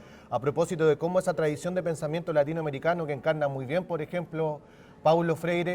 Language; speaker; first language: Spanish; native; Spanish